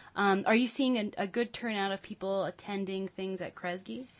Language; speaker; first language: English; native; English